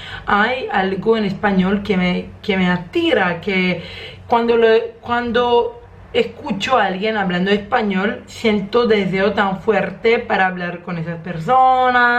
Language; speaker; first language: Spanish; non-native, fluent; Croatian